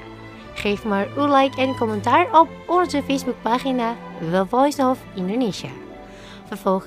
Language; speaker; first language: Dutch; non-native, learner; Indonesian